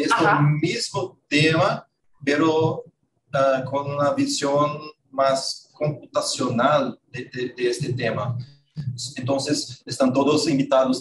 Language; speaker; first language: Spanish; non-native, fluent; Portuguese